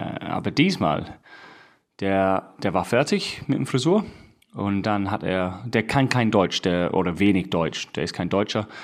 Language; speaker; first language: German; non-native, fluent; English